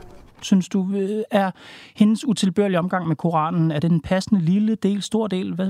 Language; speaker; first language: Danish; native; Danish